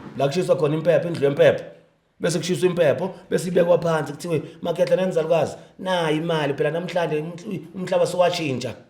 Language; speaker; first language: Zulu; native; Zulu